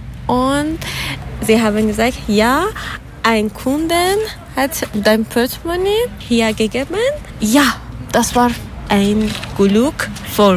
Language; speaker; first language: German; non-native, learner; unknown